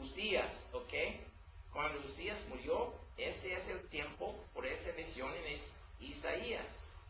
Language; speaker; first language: Spanish; non-native, learner; English